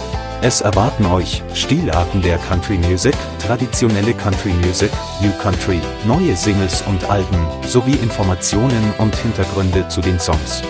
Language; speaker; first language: German; native; German